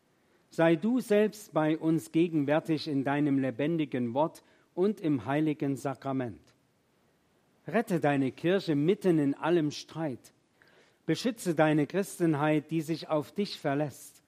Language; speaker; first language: German; native; German